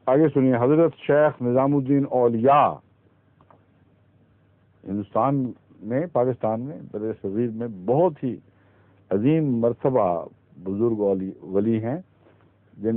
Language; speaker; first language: Urdu; native; Urdu